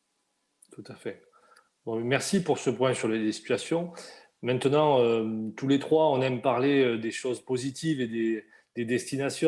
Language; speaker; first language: French; native; French